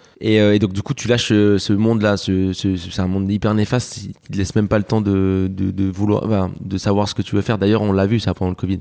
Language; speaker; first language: French; early bilingual, other home language; Spanish